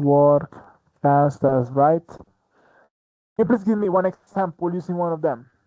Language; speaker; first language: English; non-native, fluent; Spanish